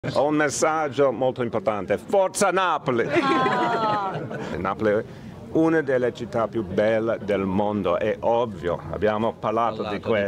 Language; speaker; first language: Italian; non-native, learner; English